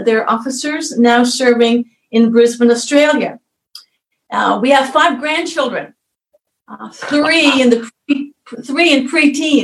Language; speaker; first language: English; native; English